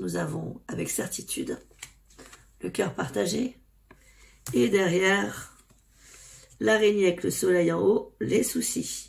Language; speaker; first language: French; native; French